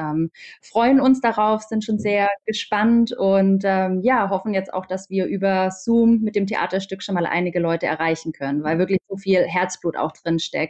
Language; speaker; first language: German; native; German